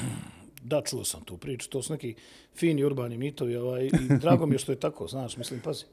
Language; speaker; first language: Serbian; native; Serbian